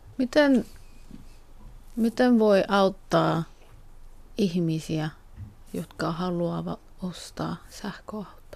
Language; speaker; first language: Finnish; non-native, learner; Korean